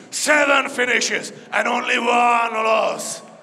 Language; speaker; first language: English; non-native, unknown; Czech